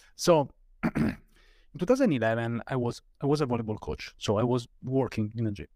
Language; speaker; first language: English; non-native, fluent; Italian